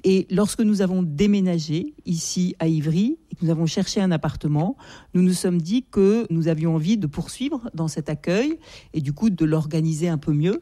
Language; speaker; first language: French; native; French